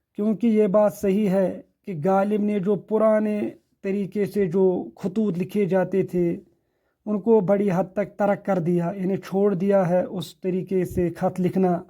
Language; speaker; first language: Urdu; non-native, local second language; Kashmiri